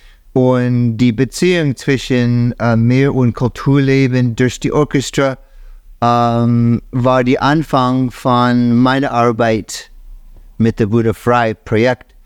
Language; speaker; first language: German; non-native, fluent; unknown